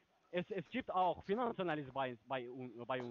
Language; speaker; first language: German; non-native, learner; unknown